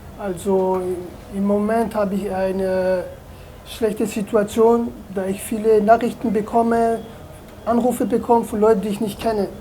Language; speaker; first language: German; non-native, fluent; Lingala